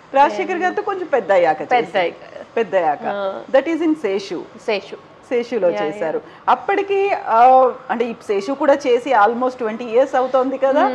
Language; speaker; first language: Telugu; native; Telugu